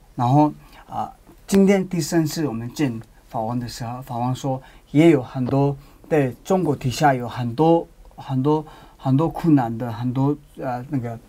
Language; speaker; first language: Chinese; non-native, learner; Tibetan